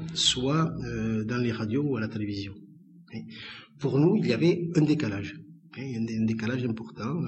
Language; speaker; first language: French; native; French